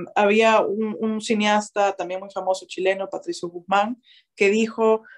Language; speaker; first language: Spanish; native; Spanish